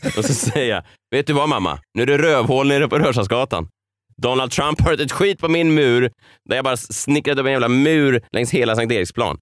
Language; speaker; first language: Swedish; native; Swedish